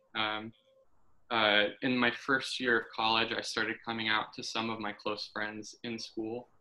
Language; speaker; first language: English; native; English